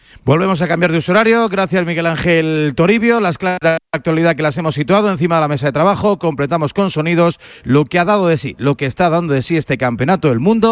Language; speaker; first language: Spanish; native; Spanish